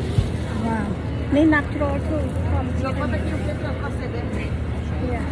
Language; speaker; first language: English; non-native, learner; Khmer